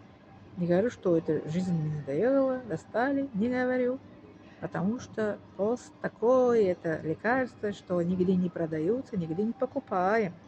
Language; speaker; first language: Russian; non-native, fluent; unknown